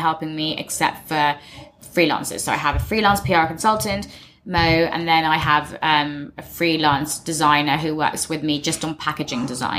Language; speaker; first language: English; native; English